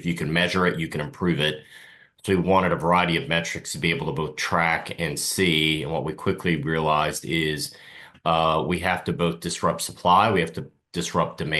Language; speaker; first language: English; native; English